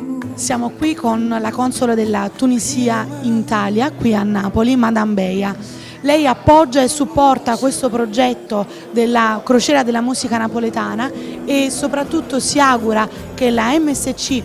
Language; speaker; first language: Italian; native; Italian